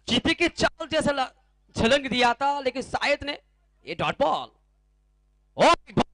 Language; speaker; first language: Hindi; non-native, local second language; Bangla